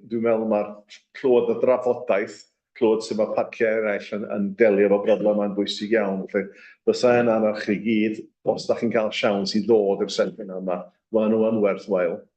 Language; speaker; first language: Welsh; native; Welsh